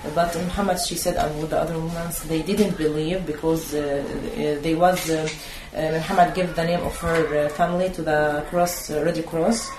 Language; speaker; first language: English; non-native, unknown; Arabic